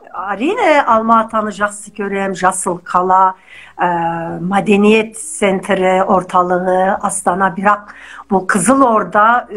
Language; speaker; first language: Kazakh; non-native, fluent; Turkish